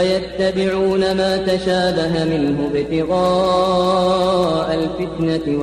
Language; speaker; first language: Arabic; native; Arabic